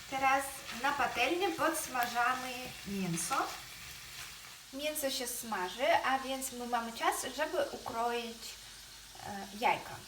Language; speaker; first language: Polish; non-native, fluent; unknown